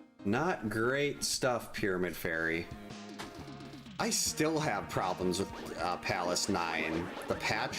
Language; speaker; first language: English; native; English